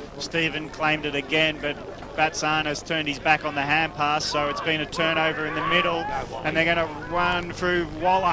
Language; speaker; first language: English; native; English